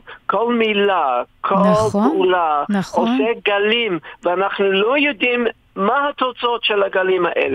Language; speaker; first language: Hebrew; non-native, fluent; English